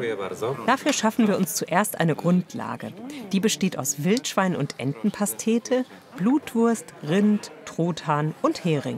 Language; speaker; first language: German; native; German